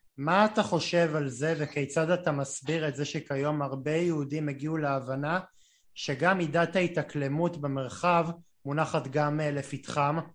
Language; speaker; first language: Hebrew; native; Hebrew